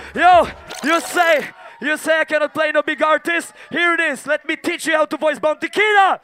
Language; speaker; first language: English; non-native, fluent; Polish